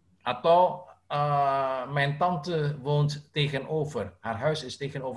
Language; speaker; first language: Dutch; non-native, fluent; Indonesian